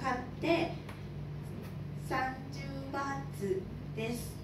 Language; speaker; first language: Japanese; non-native, learner; Thai